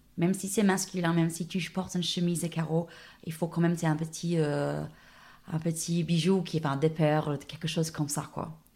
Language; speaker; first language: French; non-native, fluent; English